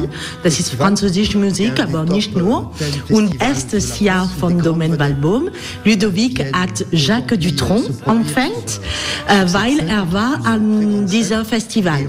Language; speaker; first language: German; non-native, fluent; French